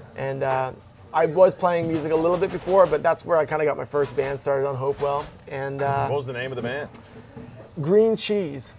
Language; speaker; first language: English; native; English